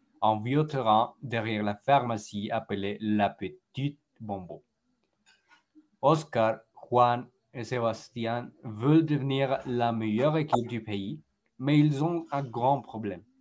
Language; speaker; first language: French; non-native, learner; Spanish